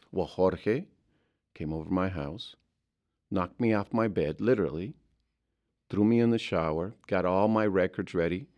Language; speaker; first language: English; early bilingual, other home language; Spanish